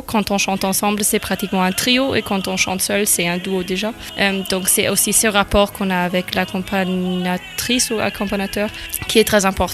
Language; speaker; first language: French; non-native, fluent; German